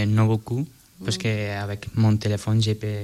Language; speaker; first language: French; non-native, learner; Spanish